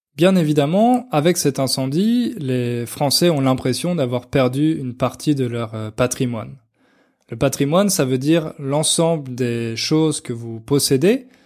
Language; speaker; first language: French; native; French